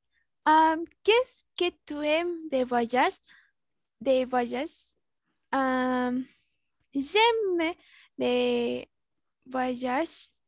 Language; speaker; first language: French; non-native, learner; Spanish